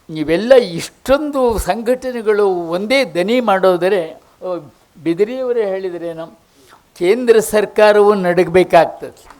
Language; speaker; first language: Kannada; native; Kannada